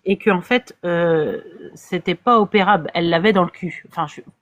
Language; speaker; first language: French; native; French